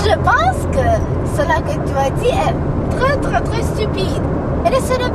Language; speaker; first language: French; non-native, learner; Georgian